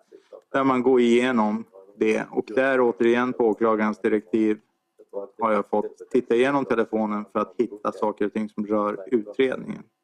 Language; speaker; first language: Swedish; native; Swedish